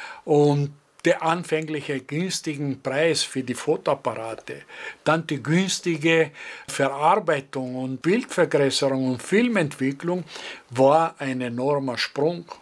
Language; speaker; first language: German; non-native, fluent; Greek